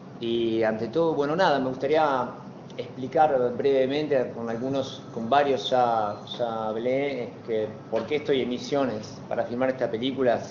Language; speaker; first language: Spanish; native; Spanish